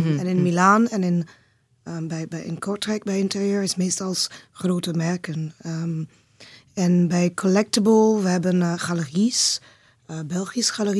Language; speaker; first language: Dutch; non-native, learner; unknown